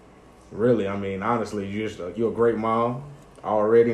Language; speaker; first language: English; native; English